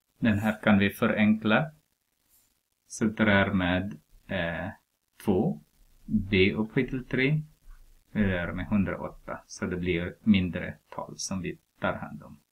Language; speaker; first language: Swedish; non-native, fluent; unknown